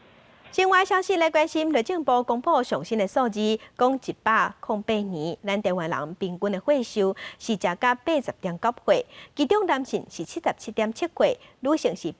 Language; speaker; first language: Chinese; native; Chinese